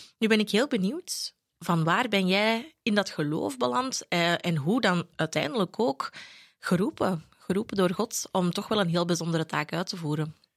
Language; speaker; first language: Dutch; native; Dutch